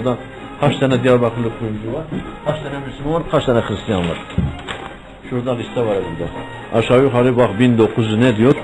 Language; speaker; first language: Turkish; native; Turkish